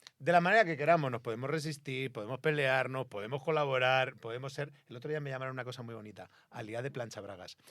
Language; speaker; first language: Spanish; native; Spanish